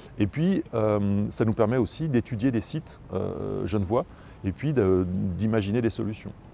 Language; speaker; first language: French; native; French